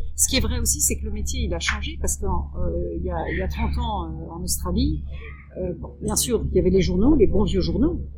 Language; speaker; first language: French; early bilingual, heritage; French